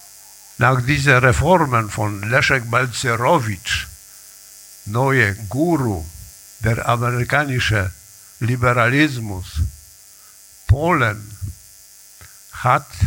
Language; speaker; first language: German; non-native, learner; Polish